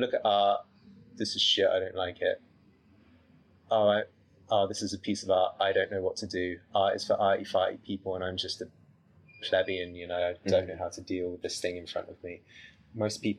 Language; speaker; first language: English; native; English